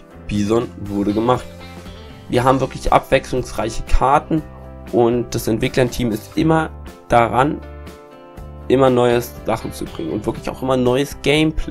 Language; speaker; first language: German; native; German